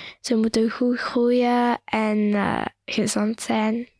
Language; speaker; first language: Dutch; non-native, local second language; French